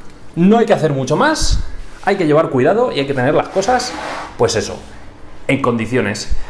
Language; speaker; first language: Spanish; native; Spanish